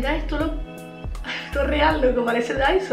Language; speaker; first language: Spanish; native; Spanish